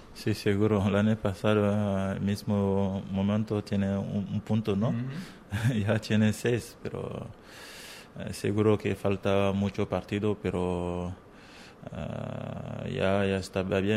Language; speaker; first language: Spanish; non-native, learner; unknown